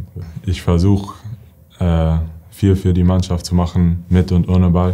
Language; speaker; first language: German; early bilingual, heritage; English